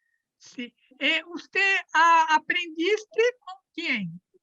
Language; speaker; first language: Spanish; non-native, learner; Portuguese